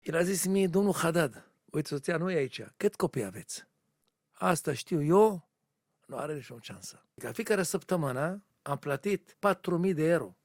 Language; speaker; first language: Romanian; non-native, learner; Hebrew